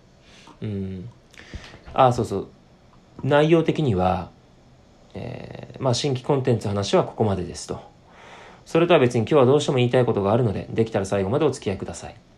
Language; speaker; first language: Japanese; native; Japanese